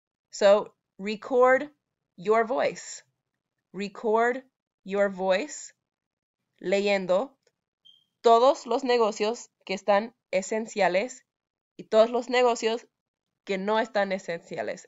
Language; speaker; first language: Spanish; non-native, fluent; English